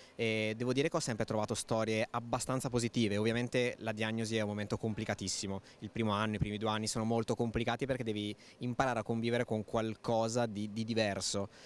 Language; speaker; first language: Italian; native; Italian